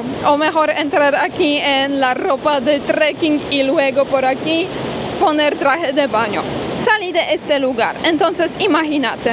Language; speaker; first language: Spanish; non-native, fluent; Polish